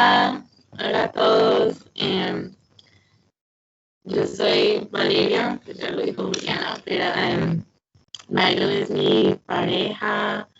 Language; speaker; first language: Spanish; early bilingual, heritage; Spanish